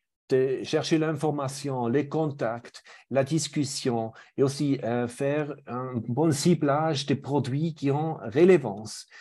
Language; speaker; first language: French; non-native, fluent; German